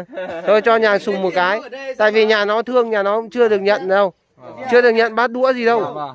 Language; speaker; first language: Vietnamese; native; Vietnamese